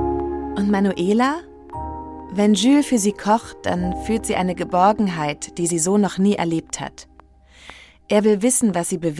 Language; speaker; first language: German; native; German